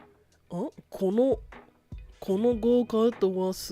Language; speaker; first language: Japanese; non-native, learner; English